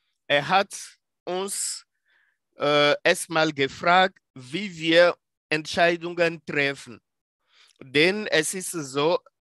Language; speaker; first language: German; non-native, fluent; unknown